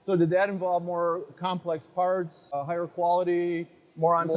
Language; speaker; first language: English; native; English